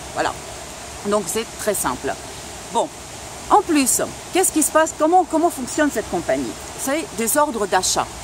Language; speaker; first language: French; non-native, local second language; Spanish